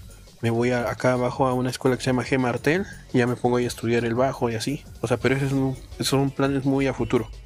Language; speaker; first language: Spanish; native; Spanish